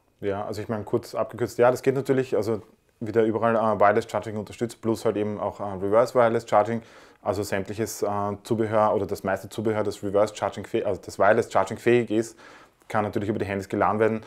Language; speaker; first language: German; native; German